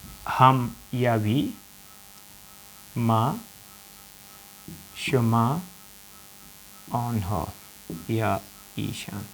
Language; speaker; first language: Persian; non-native, fluent; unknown